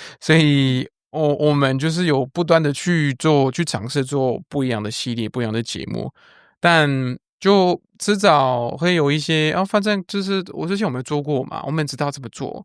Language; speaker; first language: Chinese; non-native, fluent; French